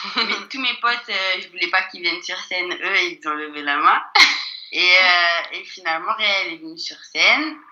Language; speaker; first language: French; native; French